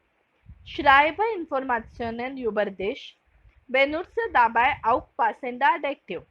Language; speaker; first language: German; non-native, fluent; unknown